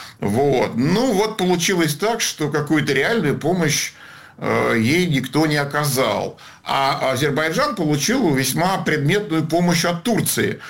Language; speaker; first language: Russian; native; Russian